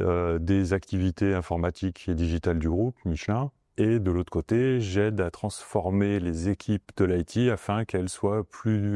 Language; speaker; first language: French; native; French